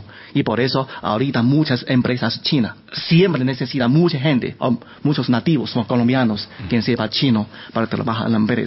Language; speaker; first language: Spanish; non-native, learner; Chinese